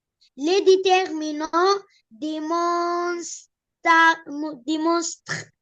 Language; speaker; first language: French; non-native, learner; Arabic